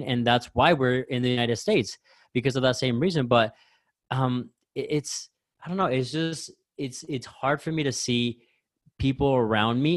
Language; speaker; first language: English; early bilingual, other home language; Spanish